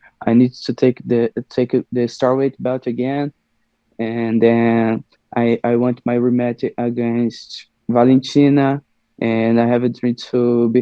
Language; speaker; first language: English; non-native, learner; Portuguese